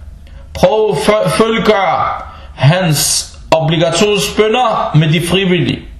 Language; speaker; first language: Danish; early bilingual, other home language; Arabic